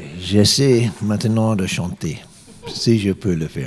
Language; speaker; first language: French; non-native, learner; English